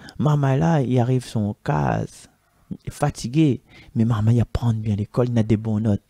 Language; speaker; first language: French; non-native, local second language; Malagasy